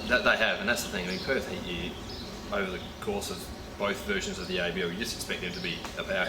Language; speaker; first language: English; native; English